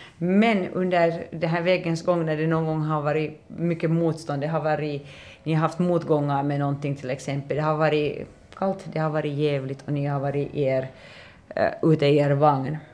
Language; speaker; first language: Swedish; native; Swedish